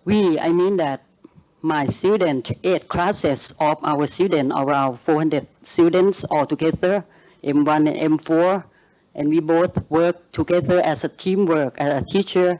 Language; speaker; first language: English; non-native, learner; Thai